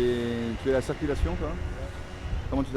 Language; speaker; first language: French; native; French